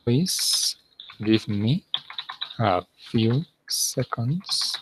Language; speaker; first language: English; non-native, fluent; Spanish